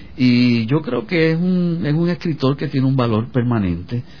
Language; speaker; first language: Spanish; native; Spanish